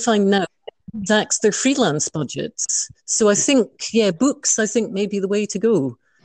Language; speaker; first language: English; native; English